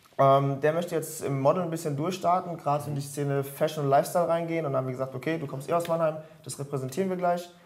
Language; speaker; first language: German; early bilingual, other home language; French